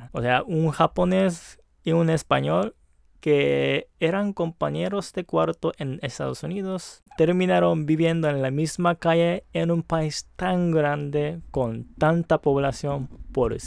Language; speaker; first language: Spanish; non-native, fluent; Japanese